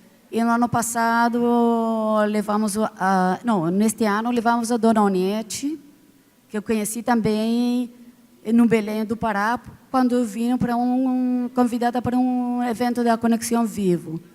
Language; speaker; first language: Portuguese; non-native, fluent; Spanish